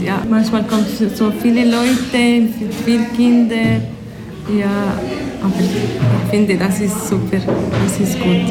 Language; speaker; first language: German; non-native, learner; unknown